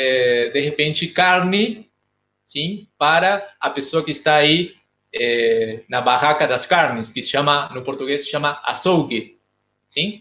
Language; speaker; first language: Portuguese; non-native, fluent; Spanish